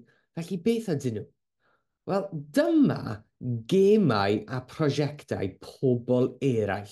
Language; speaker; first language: Welsh; non-native, local second language; English